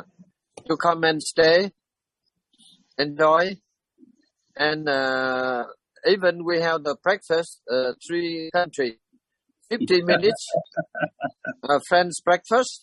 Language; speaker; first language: English; non-native, learner; Vietnamese